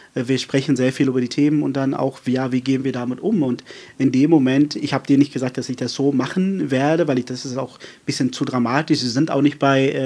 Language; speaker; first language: German; non-native, fluent; Afrikaans